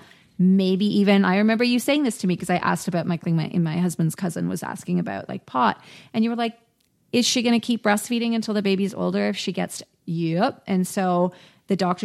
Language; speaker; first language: English; native; English